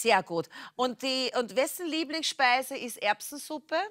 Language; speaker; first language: German; native; German